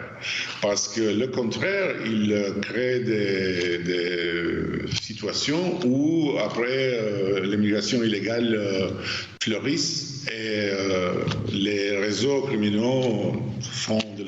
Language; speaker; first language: French; non-native, fluent; Albanian